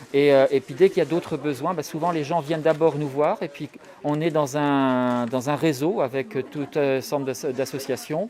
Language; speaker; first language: French; native; French